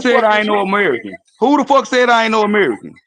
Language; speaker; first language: English; native; English